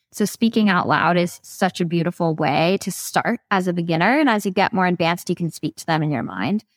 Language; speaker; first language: English; native; English